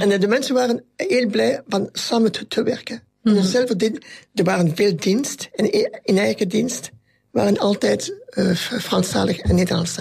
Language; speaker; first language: Dutch; non-native, learner; French